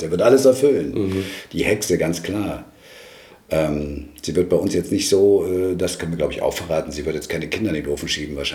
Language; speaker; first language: German; native; German